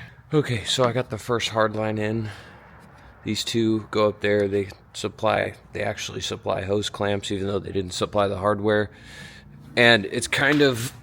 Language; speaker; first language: English; native; English